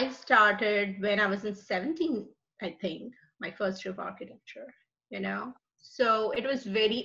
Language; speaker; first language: English; non-native, local second language; Hindi